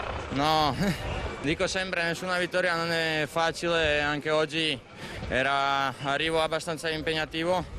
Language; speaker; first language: Italian; non-native, fluent; Slovak